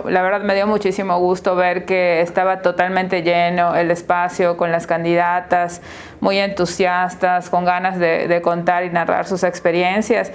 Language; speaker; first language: Spanish; native; Spanish